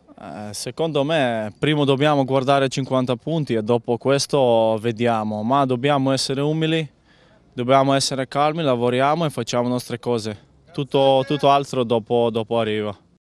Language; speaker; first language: Italian; non-native, fluent; Macedonian